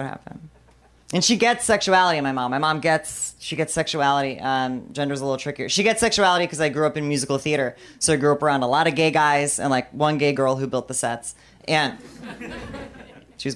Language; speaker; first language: English; native; English